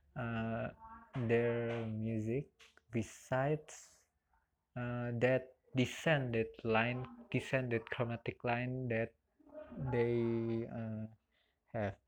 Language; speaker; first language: English; non-native, learner; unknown